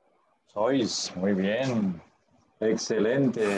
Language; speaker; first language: Portuguese; non-native, fluent; Spanish